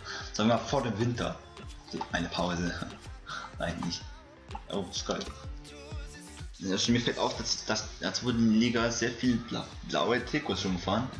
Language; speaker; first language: German; native; German